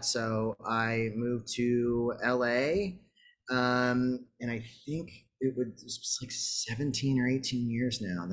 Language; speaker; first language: English; native; English